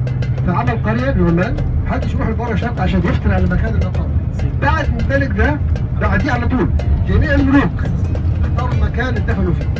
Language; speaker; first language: Arabic; native; Arabic